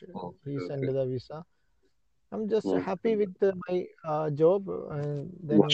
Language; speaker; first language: English; non-native, learner; Malayalam